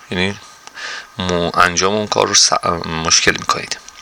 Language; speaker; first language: Persian; native; Persian